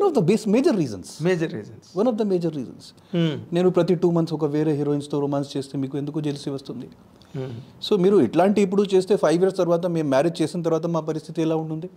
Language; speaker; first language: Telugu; non-native, fluent; Hindi